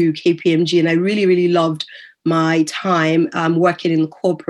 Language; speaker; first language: English; non-native, local second language; Yoruba